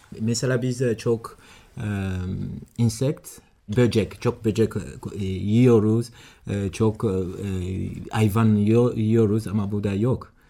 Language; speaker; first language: Turkish; non-native, learner; Swahili